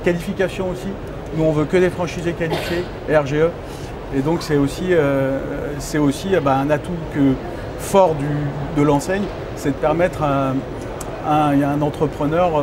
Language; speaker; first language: French; native; French